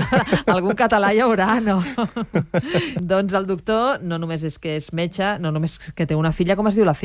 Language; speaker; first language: Catalan; native; Catalan